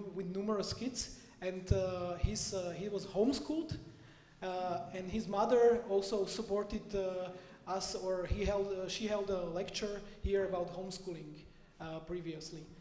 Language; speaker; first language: English; non-native, fluent; Slovak